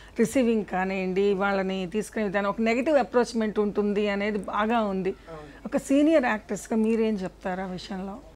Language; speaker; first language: Telugu; native; Telugu